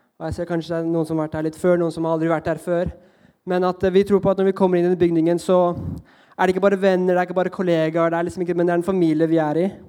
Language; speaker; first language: Norwegian; early bilingual, heritage; Norwegian